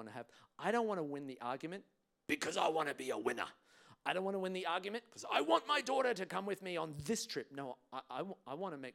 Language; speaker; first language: English; native; English